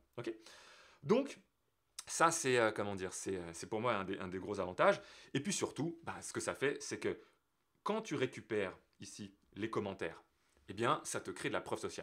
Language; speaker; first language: French; native; French